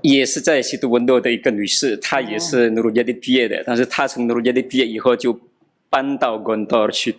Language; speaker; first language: Chinese; non-native, fluent; Madurese